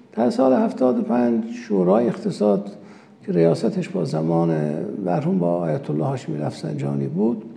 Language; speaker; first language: Persian; non-native, local second language; Azerbaijani